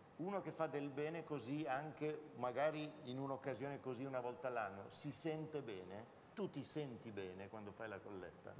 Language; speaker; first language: Italian; native; Italian